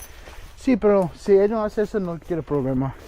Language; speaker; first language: Spanish; early bilingual, heritage; English